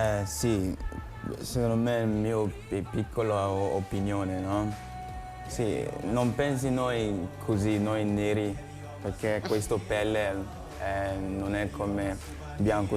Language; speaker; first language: Italian; non-native, learner; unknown